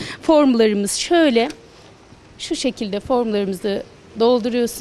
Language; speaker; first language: Turkish; native; Turkish